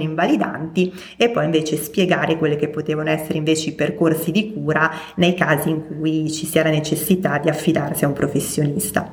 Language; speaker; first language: Italian; native; Italian